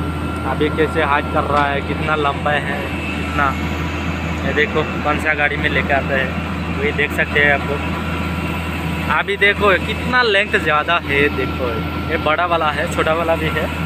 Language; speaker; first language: Hindi; non-native, local second language; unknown